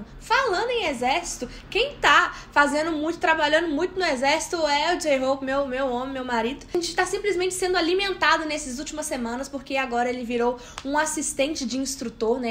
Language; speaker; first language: Portuguese; native; Portuguese